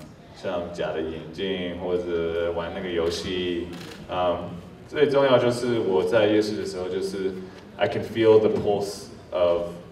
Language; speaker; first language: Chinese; early bilingual, heritage; English